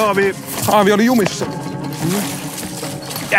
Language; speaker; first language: Finnish; native; Finnish